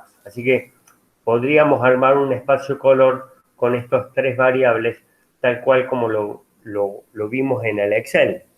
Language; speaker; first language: Spanish; native; Spanish